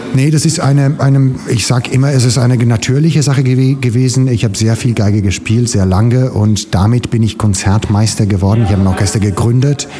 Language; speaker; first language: German; non-native, fluent; Italian